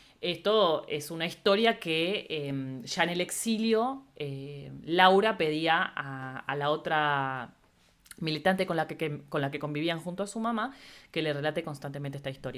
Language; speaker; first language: Spanish; native; Spanish